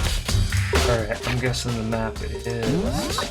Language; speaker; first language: English; native; English